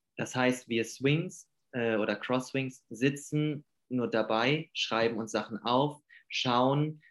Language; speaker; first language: German; native; German